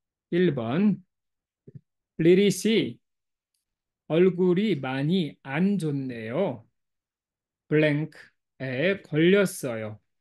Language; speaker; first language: Korean; non-native, fluent; English